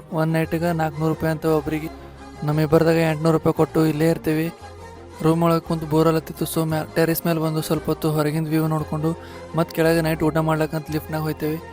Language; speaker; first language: Kannada; native; Kannada